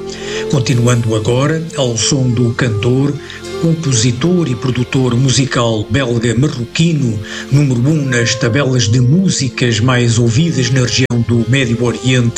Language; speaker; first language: Portuguese; native; Portuguese